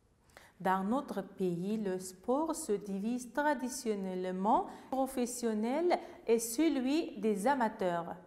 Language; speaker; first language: French; non-native, fluent; Uzbek